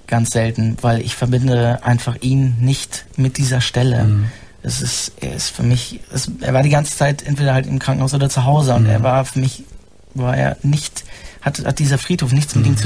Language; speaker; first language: German; native; German